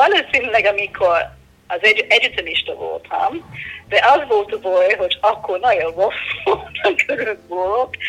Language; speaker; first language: Hungarian; non-native, learner; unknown